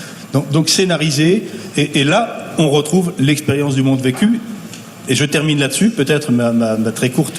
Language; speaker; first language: French; native; French